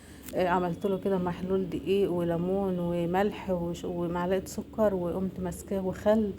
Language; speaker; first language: Arabic; native; Arabic